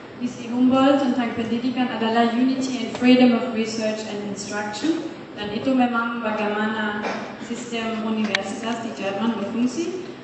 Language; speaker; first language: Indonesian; non-native, fluent; German